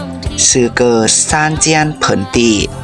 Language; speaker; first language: Chinese; non-native, learner; Lao